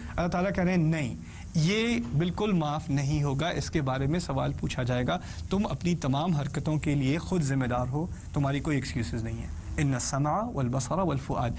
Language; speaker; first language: Urdu; early bilingual, heritage; Urdu